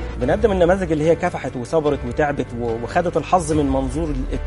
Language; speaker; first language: Arabic; native; Arabic